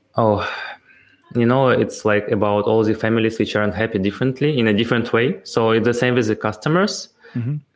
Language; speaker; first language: English; non-native, fluent; Ukrainian